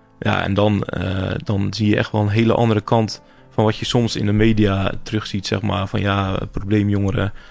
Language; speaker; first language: Dutch; native; Dutch